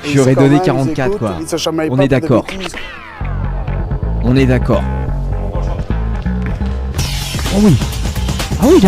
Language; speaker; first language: French; native; French